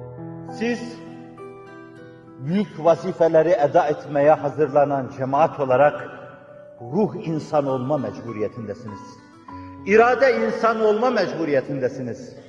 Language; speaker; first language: Turkish; native; Turkish